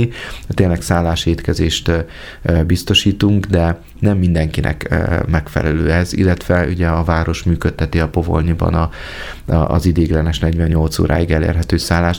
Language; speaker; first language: Hungarian; native; Hungarian